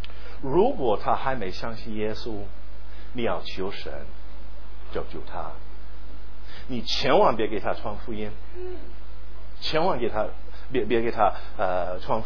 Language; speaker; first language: Chinese; non-native, fluent; English